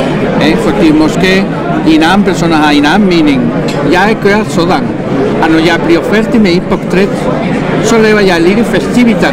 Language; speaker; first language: Danish; non-native, fluent; Spanish